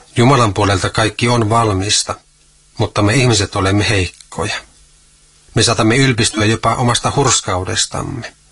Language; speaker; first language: Finnish; native; Finnish